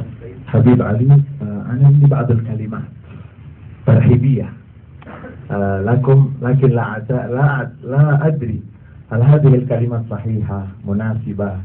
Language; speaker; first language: Arabic; non-native, fluent; Indonesian